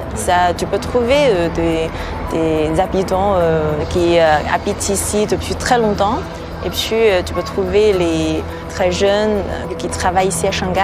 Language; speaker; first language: French; non-native, fluent; Chinese